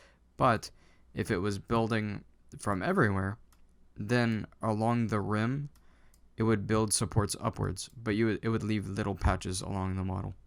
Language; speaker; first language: English; native; English